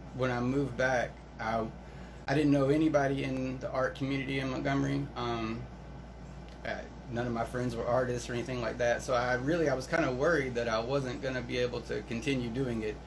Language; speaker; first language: English; native; English